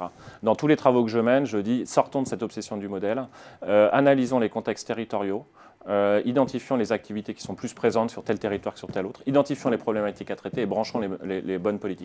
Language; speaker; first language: French; native; French